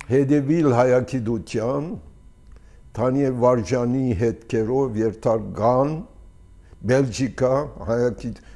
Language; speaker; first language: Armenian; early bilingual, heritage; Armenian